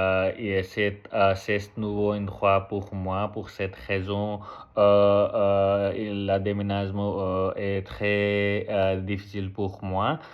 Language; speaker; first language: French; non-native, learner; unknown